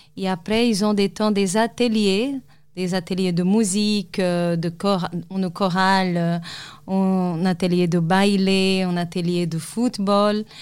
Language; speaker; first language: French; non-native, fluent; Portuguese